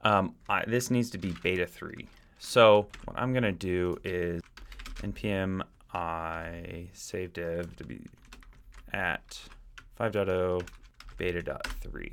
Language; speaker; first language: English; native; English